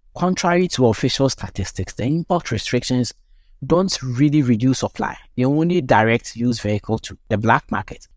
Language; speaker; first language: English; non-native, local second language; Akan